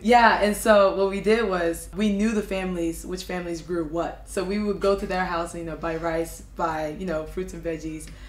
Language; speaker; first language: English; early bilingual, other home language; Japanese